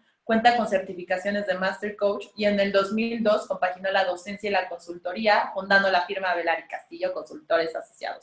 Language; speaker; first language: Spanish; native; Spanish